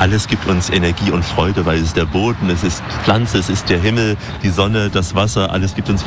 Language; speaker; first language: German; native; German